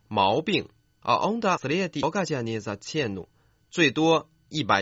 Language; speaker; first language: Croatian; non-native, fluent; Chinese